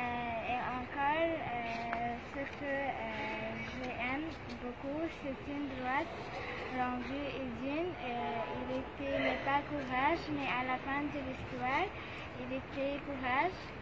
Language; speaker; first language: French; non-native, learner; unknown